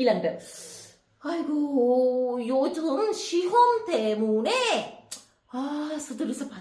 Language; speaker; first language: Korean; non-native, fluent; Sinhala